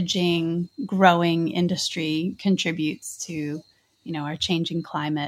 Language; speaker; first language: English; native; English